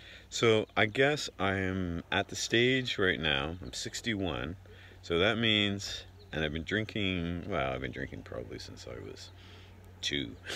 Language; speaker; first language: English; native; English